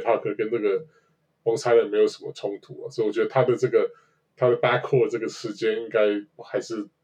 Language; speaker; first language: Chinese; native; Chinese